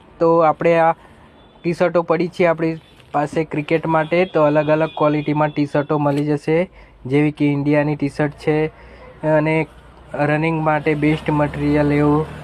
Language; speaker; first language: Gujarati; native; Gujarati